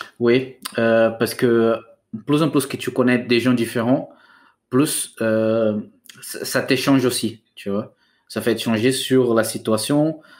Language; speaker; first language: French; non-native, fluent; Portuguese